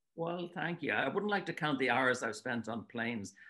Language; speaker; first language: English; native; English